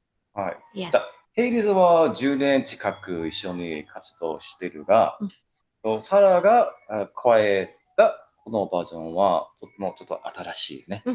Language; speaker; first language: Japanese; non-native, fluent; English